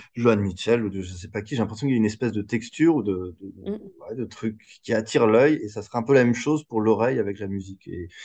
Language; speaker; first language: French; native; French